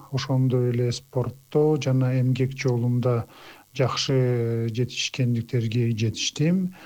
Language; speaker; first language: Kyrgyz; non-native, local second language; Azerbaijani